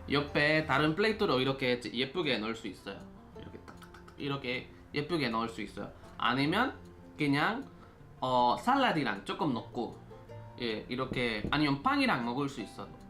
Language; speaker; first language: Korean; non-native, fluent; Spanish